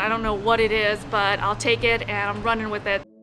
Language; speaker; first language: English; native; English